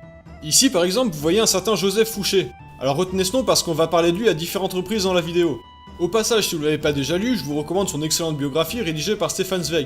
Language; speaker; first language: French; native; French